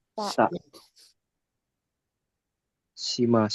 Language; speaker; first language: Japanese; non-native, learner; Indonesian